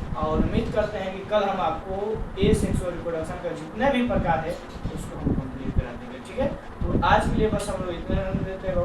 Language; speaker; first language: Hindi; native; Hindi